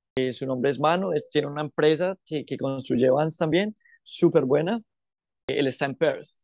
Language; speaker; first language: Spanish; native; Spanish